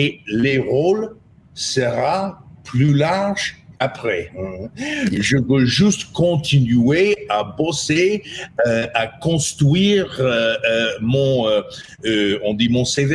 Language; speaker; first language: French; non-native, fluent; English